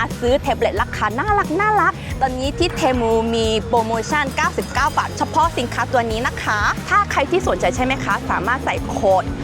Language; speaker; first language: Thai; non-native, fluent; Korean